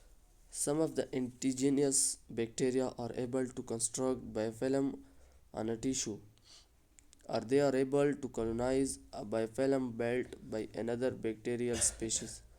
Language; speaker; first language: English; non-native, local second language; Urdu